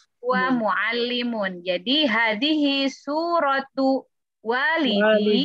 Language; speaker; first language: Arabic; non-native, fluent; Indonesian